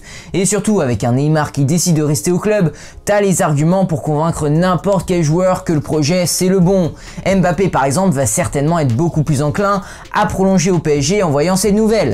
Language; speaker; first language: French; native; French